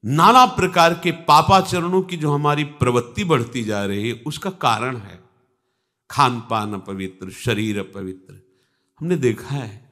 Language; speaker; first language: Hindi; native; Hindi